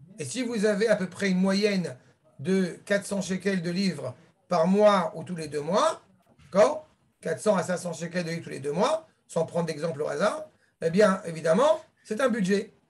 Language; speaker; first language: French; native; French